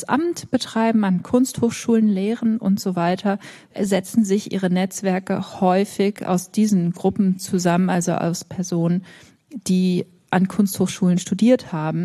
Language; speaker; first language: German; native; German